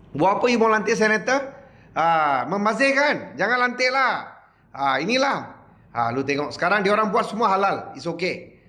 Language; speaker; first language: Malay; non-native, local second language; Punjabi